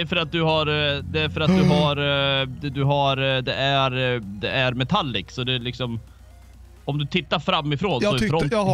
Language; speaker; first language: Swedish; native; Swedish